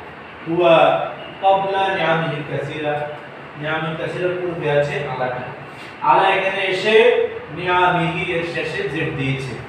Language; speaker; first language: Arabic; non-native, fluent; Bangla